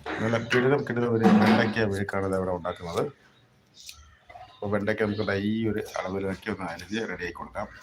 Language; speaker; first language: Malayalam; native; Malayalam